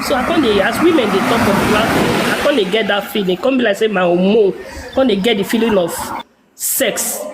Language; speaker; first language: Nigerian Pidgin; non-native, local second language; Igbo